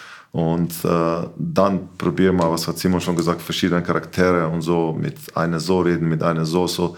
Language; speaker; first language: German; non-native, learner; Slovenian